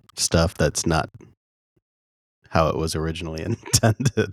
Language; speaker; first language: English; native; English